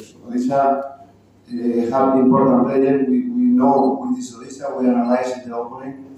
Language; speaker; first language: English; non-native, learner; Spanish